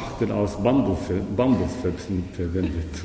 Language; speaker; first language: German; non-native, learner; Japanese